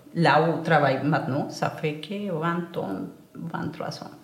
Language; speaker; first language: French; non-native, learner; Spanish